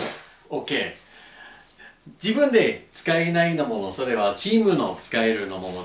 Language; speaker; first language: Japanese; non-native, learner; English